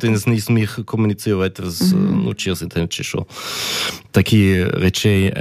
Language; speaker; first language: Ukrainian; early bilingual, heritage; German